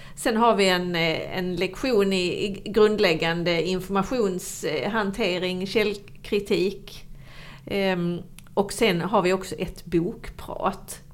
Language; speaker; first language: Swedish; native; Swedish